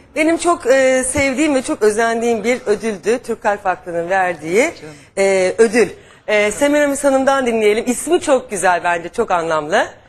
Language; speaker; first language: Turkish; native; Turkish